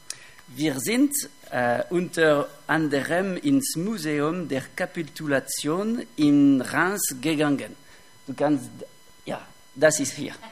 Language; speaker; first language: German; non-native, fluent; French